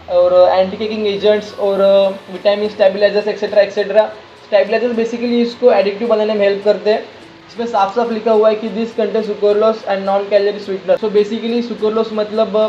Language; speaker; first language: Hindi; non-native, local second language; Marathi